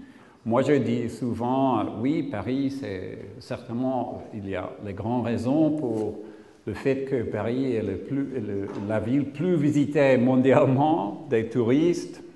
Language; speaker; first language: French; non-native, learner; English